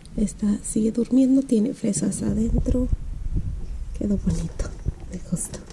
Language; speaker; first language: Spanish; native; Spanish